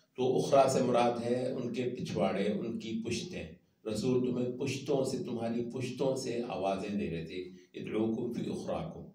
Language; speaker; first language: Urdu; non-native, local second language; Punjabi